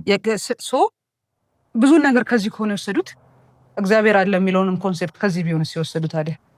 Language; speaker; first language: Amharic; native; Amharic